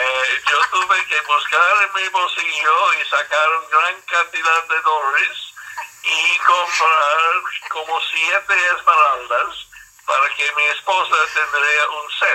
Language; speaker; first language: Spanish; non-native, fluent; English